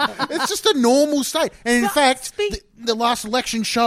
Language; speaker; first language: English; native; English